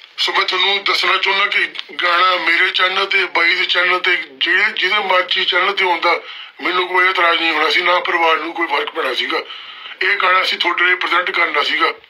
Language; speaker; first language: Punjabi; early bilingual, heritage; Punjabi